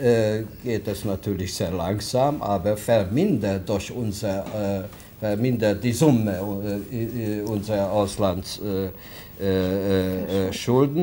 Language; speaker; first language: German; non-native, fluent; Hungarian